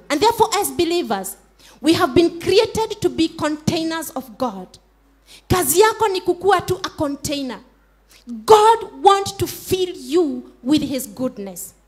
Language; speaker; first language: English; non-native, local second language; Swahili